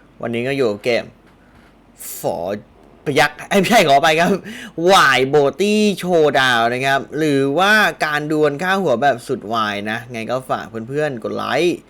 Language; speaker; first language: Thai; native; Thai